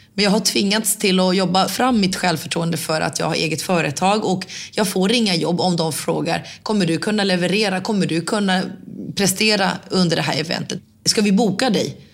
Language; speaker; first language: Swedish; early bilingual, other home language; Finnish